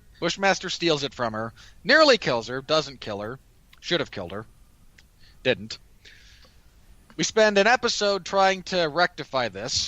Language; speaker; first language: English; native; English